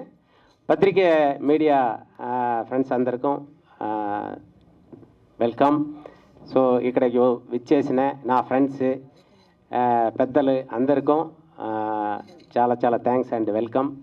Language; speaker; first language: Telugu; native; Telugu